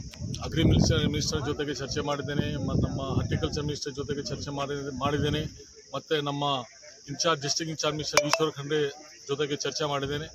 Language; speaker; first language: Kannada; non-native, local second language; Urdu